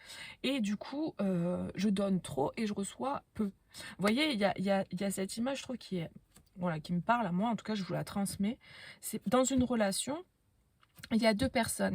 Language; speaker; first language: French; native; French